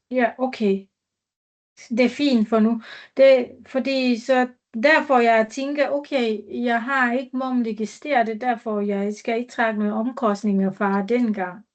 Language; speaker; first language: Danish; non-native, learner; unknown